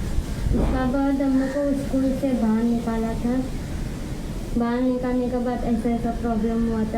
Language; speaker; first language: Hindi; non-native, local second language; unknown